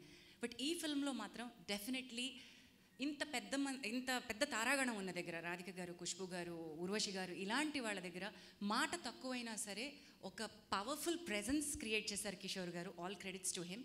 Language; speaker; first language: Telugu; native; Telugu